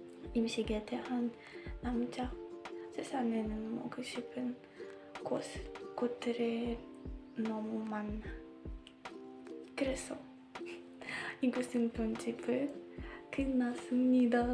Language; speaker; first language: Korean; non-native, learner; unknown